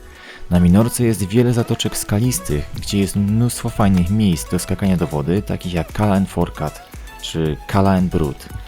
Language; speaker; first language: Polish; native; Polish